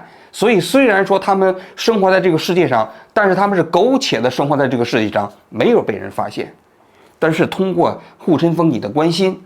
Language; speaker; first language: Chinese; native; Chinese